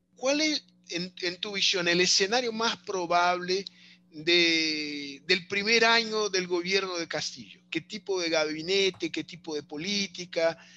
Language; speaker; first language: Spanish; non-native, fluent; Portuguese